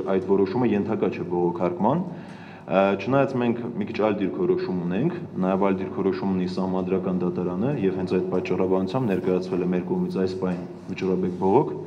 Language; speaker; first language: Armenian; native; Armenian